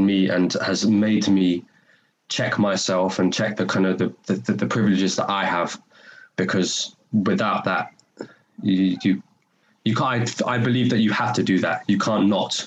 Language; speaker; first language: English; native; English